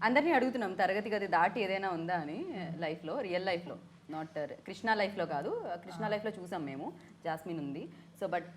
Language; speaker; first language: Telugu; native; Telugu